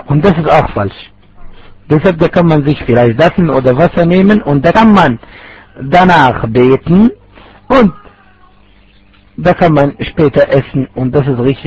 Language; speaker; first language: German; non-native, fluent; Arabic